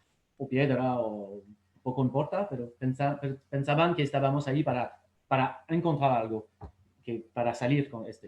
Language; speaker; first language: Spanish; non-native, fluent; French